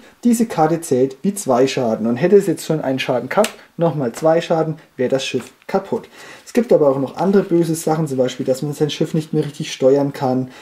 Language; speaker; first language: German; native; German